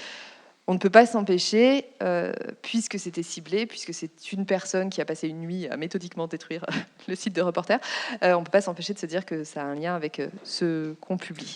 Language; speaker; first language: French; native; French